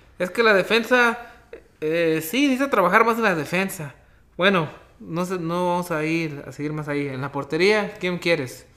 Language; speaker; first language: Spanish; native; Spanish